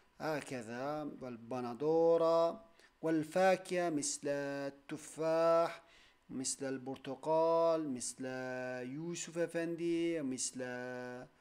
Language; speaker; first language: Arabic; non-native, fluent; Turkish